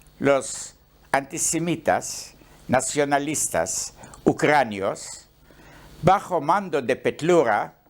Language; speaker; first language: Spanish; non-native, learner; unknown